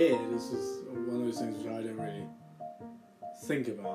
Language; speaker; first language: English; native; English